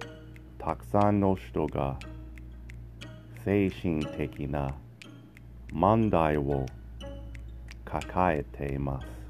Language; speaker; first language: Japanese; non-native, learner; English